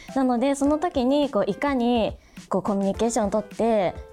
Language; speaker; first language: Japanese; native; Japanese